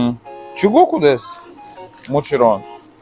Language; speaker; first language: Japanese; non-native, learner; Russian